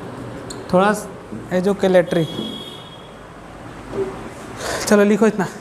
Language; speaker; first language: Hindi; native; Hindi